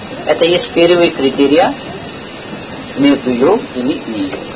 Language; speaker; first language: Russian; non-native, learner; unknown